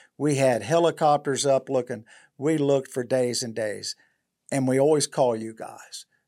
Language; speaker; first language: English; native; English